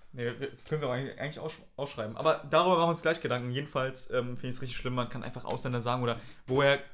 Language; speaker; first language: German; native; German